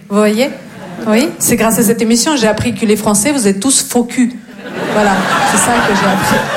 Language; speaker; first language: French; non-native, fluent; Russian